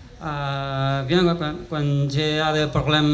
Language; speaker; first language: French; non-native, learner; Spanish